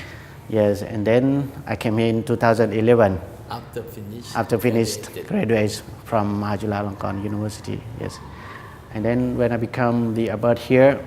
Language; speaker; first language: English; non-native, learner; Khmer